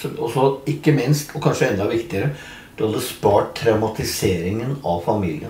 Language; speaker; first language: Norwegian; native; Norwegian